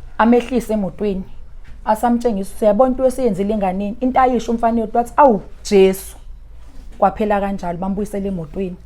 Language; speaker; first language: Zulu; native; Zulu